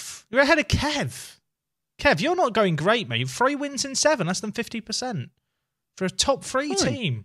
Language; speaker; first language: English; native; English